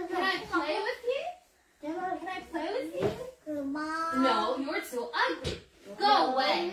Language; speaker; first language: English; non-native, fluent; Korean